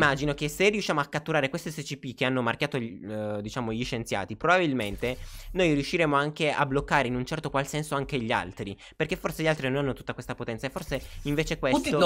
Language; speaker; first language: Italian; native; Italian